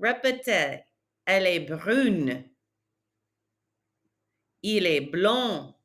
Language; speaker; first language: French; non-native, fluent; English